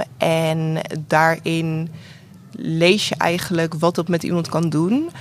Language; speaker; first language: Dutch; native; Dutch